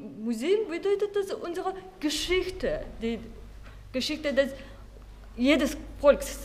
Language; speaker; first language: German; non-native, learner; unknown